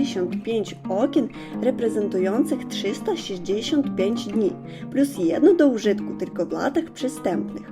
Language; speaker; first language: Polish; non-native, learner; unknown